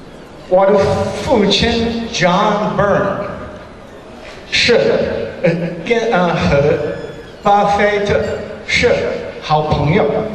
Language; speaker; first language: Chinese; non-native, learner; English